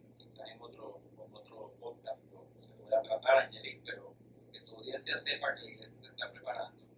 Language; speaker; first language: Spanish; native; Spanish